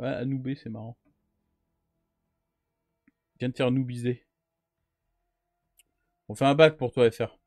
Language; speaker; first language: French; native; French